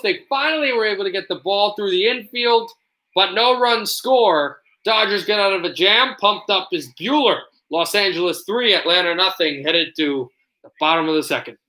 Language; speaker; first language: English; native; English